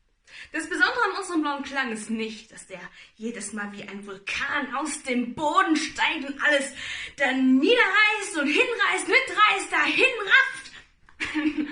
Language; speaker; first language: German; native; German